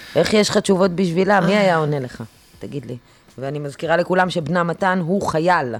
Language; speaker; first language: Hebrew; native; Hebrew